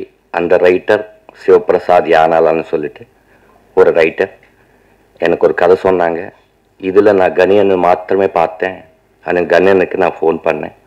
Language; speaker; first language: Tamil; non-native, learner; Telugu